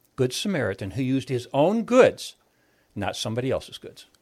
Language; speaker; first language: English; native; English